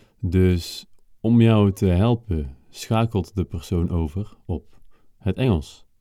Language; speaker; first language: Dutch; native; Dutch